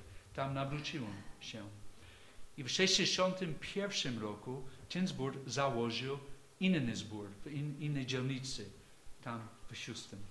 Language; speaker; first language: Polish; non-native, fluent; English